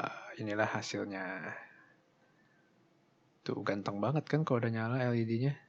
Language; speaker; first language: Indonesian; native; Indonesian